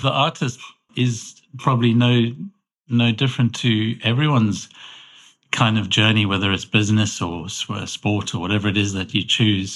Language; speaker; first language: English; native; English